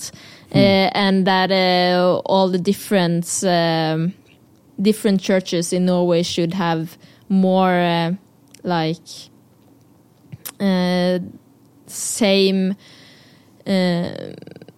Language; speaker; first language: English; non-native, fluent; Norwegian